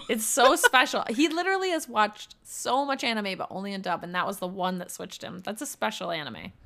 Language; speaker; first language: English; native; English